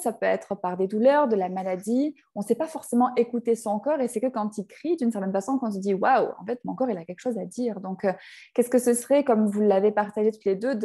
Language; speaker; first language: French; native; French